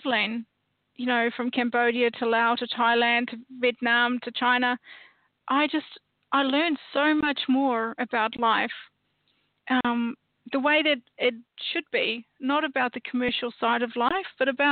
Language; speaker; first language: English; native; English